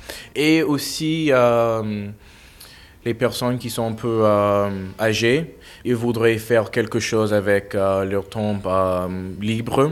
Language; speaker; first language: French; non-native, fluent; English